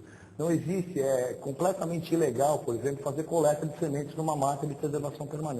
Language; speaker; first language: Portuguese; native; Portuguese